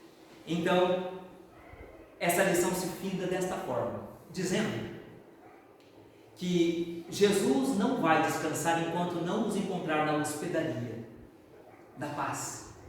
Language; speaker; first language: Portuguese; native; Portuguese